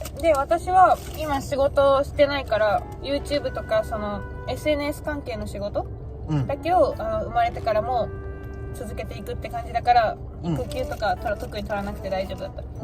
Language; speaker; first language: Japanese; native; Japanese